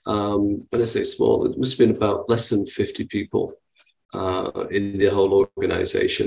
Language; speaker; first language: English; native; English